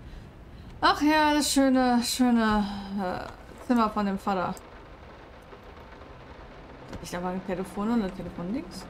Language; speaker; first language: German; native; German